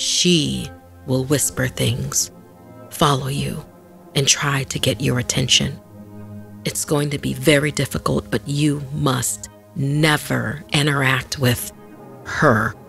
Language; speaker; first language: English; native; English